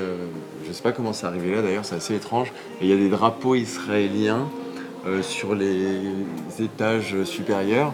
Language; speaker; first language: French; native; French